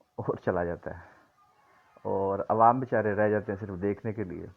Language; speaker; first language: Urdu; non-native, local second language; Punjabi